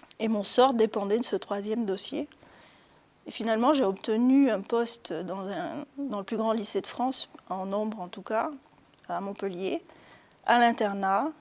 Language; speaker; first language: French; early bilingual, other home language; Arabic